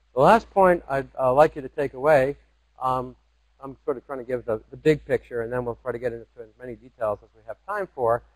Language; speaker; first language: English; native; English